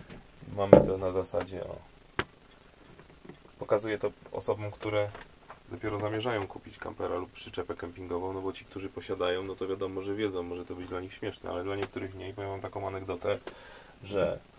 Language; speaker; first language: Polish; native; Polish